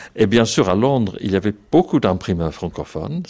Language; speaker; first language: French; non-native, fluent; English